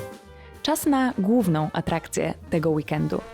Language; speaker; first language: Polish; native; Polish